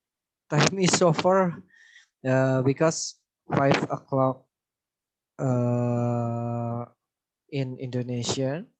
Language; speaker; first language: English; non-native, learner; Indonesian